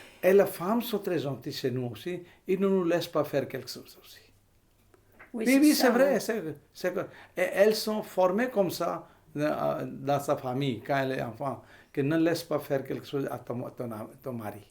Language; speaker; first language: French; non-native, fluent; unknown